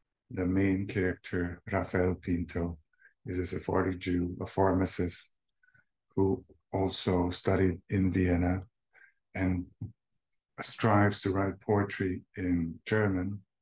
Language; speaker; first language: English; non-native, fluent; Bosnian